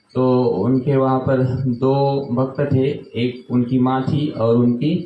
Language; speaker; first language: Hindi; non-native, local second language; Marathi